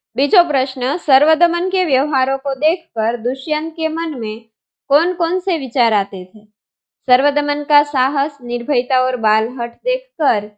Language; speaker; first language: Hindi; non-native, local second language; Gujarati